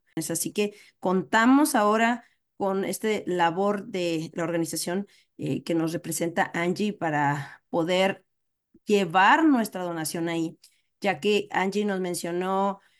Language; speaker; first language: Spanish; native; Spanish